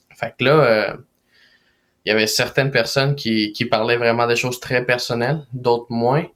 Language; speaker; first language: French; non-native, fluent; Spanish